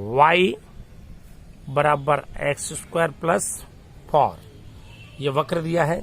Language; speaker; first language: Hindi; native; Hindi